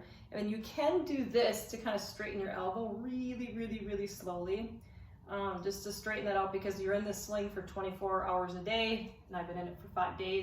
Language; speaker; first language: English; native; English